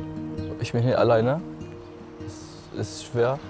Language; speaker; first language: German; non-native, learner; Arabic